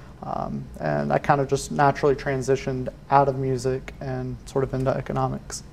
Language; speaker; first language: English; native; English